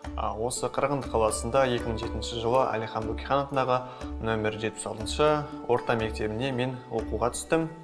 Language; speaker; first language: Kazakh; non-native, local second language; Russian